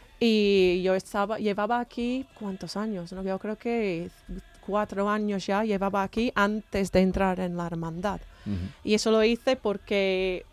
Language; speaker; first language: Spanish; non-native, fluent; English